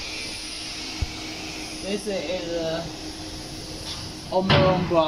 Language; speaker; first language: English; non-native, learner; Chinese